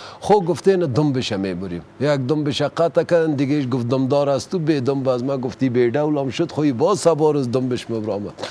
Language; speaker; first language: Persian; native; Persian